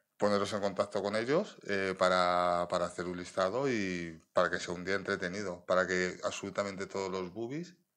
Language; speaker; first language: Spanish; native; Spanish